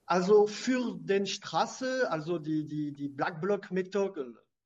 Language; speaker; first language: German; non-native, fluent; French